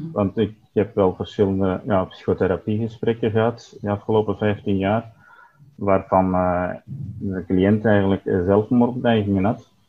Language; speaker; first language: Dutch; non-native, fluent; Turkish